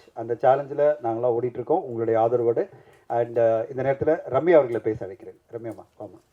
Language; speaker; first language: Tamil; native; Tamil